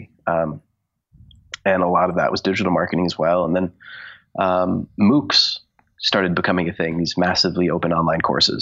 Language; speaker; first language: English; native; English